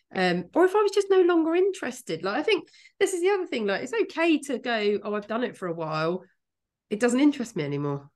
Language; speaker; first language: English; native; English